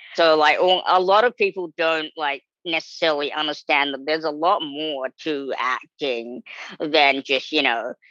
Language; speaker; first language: English; native; English